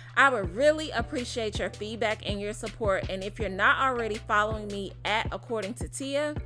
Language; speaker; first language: English; native; English